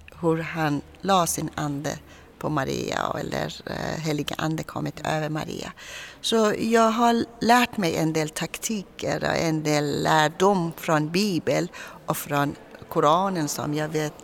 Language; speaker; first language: Swedish; non-native, fluent; Persian